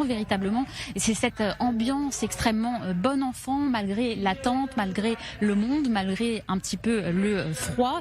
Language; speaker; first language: French; native; French